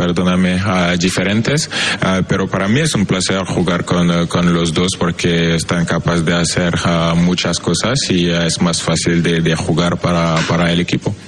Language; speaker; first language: Spanish; non-native, fluent; French